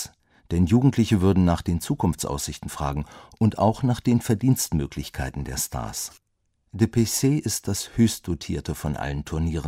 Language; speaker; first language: German; native; German